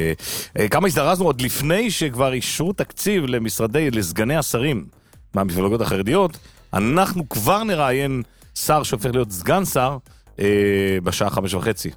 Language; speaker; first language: Hebrew; native; Hebrew